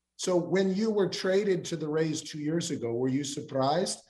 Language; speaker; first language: English; native; English